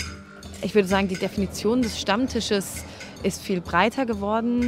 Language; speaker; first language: German; native; German